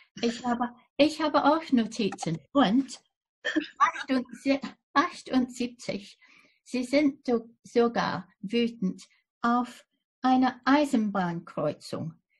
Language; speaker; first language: German; non-native, fluent; English